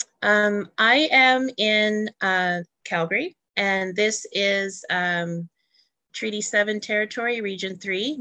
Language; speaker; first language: English; native; English